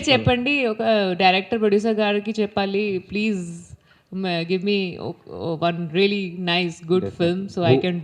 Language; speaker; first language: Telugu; non-native, learner; Hindi